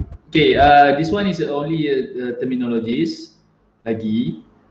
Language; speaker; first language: English; non-native, local second language; Malay